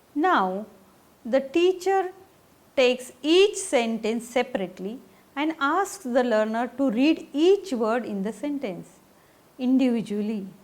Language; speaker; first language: English; non-native, local second language; Marathi